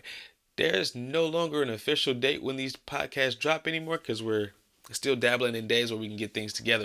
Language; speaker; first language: English; native; English